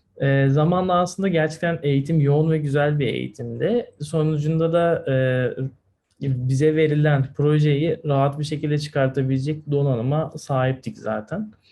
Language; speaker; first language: Turkish; native; Turkish